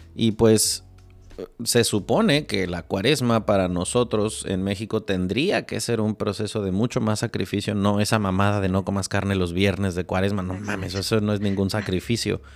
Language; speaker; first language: Spanish; native; Spanish